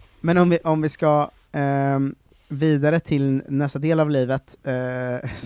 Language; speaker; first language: Swedish; native; Swedish